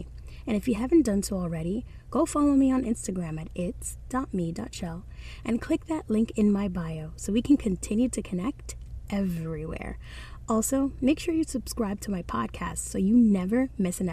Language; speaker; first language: English; non-native, fluent; Spanish